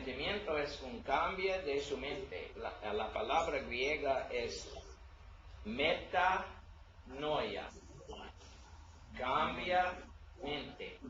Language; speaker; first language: Spanish; non-native, learner; English